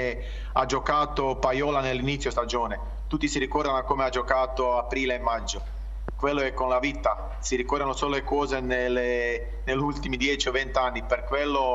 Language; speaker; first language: Italian; non-native, fluent; Croatian